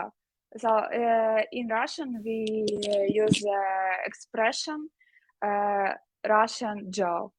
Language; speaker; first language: English; non-native, learner; Ukrainian